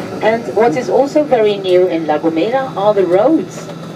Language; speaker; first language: English; non-native, fluent; Spanish